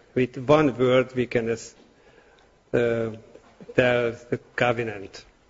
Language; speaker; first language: English; non-native, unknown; Hungarian